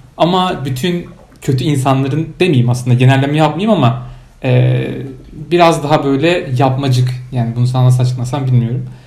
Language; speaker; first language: Turkish; native; Turkish